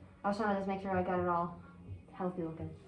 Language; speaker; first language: English; native; English